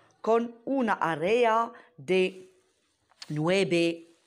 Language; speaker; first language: Spanish; non-native, learner; Arabic